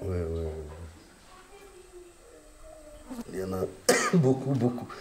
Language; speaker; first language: French; non-native, learner; Riffian